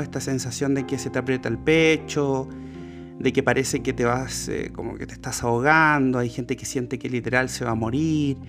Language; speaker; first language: Spanish; native; Spanish